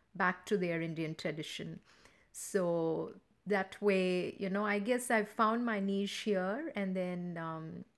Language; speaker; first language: English; non-native, local second language; Tamil